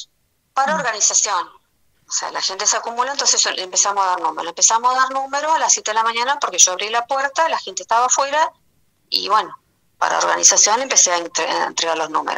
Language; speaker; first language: Spanish; native; Spanish